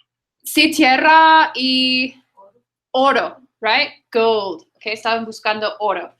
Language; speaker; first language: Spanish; non-native, fluent; English